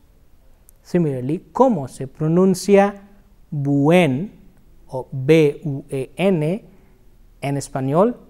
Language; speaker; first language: Spanish; non-native, fluent; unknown